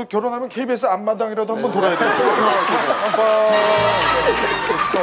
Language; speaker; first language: Korean; native; Korean